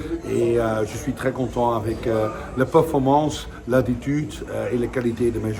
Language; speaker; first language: French; non-native, fluent; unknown